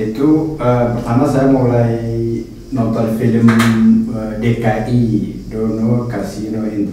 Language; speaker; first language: Indonesian; non-native, fluent; Arabic